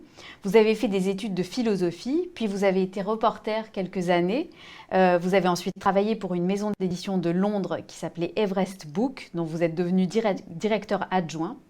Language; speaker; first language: French; native; French